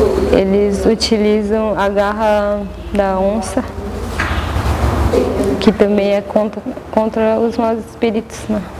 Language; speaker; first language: Portuguese; non-native, local second language; Guarani